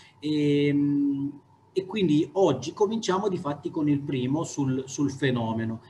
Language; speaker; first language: Italian; native; Italian